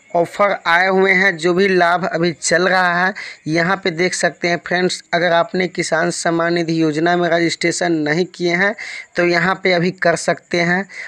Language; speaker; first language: Hindi; native; Hindi